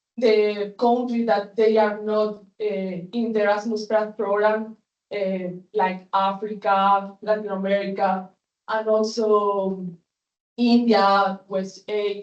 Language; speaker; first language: English; non-native, fluent; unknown